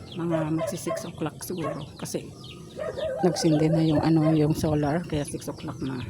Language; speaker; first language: Filipino; non-native, local second language; Iloko